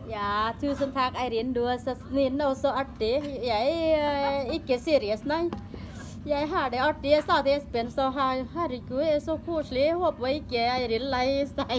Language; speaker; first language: Norwegian; non-native, learner; Thai